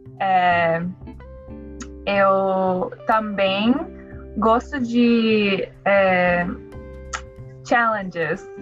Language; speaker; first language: Portuguese; non-native, learner; English